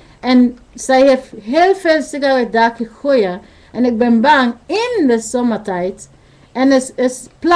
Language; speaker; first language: Dutch; non-native, learner; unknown